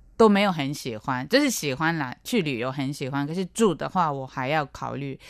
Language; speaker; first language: Chinese; non-native, fluent; Japanese